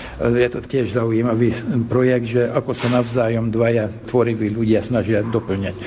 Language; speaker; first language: Slovak; early bilingual, heritage; Slovak